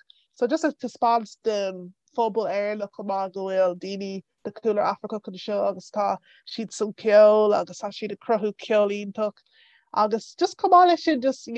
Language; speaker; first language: Irish; non-native, local second language; English